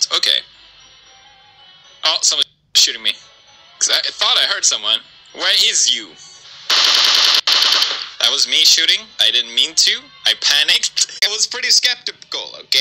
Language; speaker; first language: English; native; English